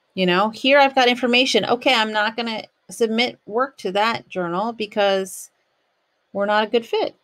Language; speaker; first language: English; native; English